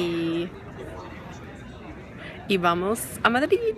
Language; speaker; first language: Spanish; non-native, learner; English